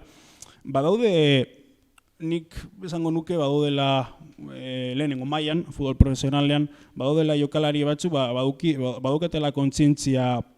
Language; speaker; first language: Basque; native; Basque